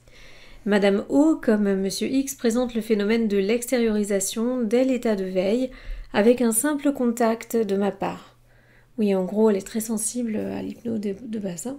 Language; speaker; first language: French; native; French